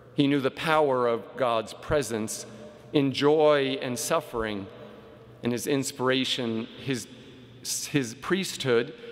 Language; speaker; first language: English; native; English